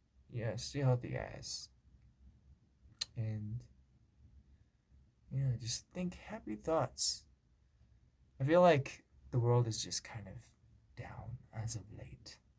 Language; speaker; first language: English; early bilingual, other home language; Korean